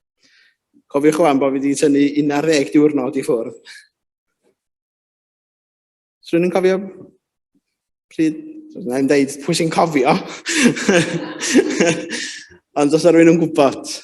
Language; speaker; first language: Welsh; native; Welsh